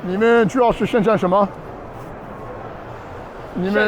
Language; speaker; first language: Chinese; non-native, fluent; English